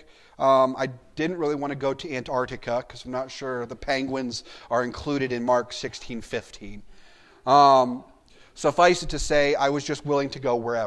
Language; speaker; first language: English; native; English